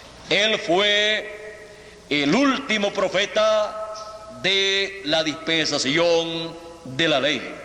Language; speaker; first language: Spanish; native; Spanish